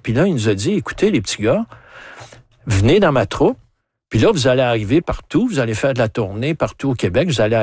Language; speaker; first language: French; native; French